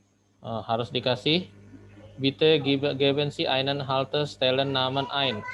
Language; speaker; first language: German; non-native, fluent; Indonesian